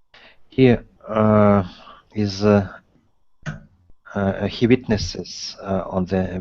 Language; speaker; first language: English; non-native, learner; Russian